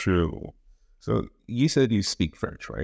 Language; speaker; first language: English; non-native, fluent; Spanish